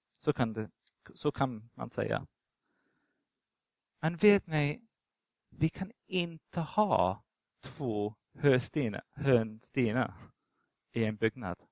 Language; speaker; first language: Swedish; non-native, fluent; English